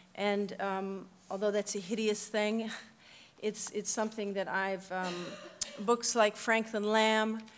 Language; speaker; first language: English; native; English